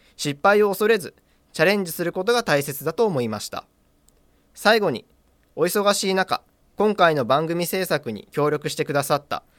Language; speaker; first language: Japanese; native; Japanese